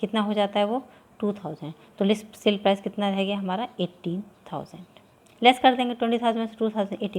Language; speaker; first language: Hindi; native; Hindi